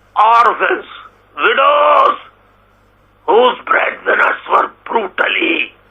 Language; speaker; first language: English; non-native, local second language; Urdu